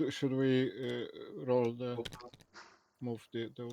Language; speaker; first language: English; non-native, learner; Polish